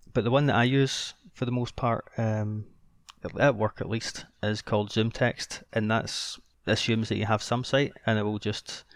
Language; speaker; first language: English; native; English